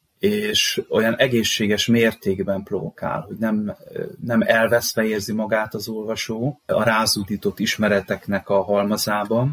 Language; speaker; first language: Hungarian; native; Hungarian